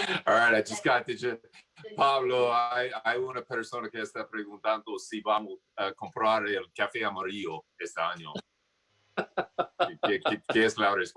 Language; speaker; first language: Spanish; non-native, fluent; English